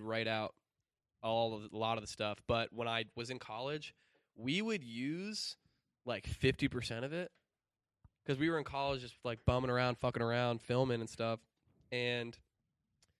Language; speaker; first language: English; native; English